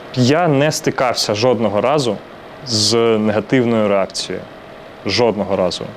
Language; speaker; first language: Ukrainian; non-native, local second language; Russian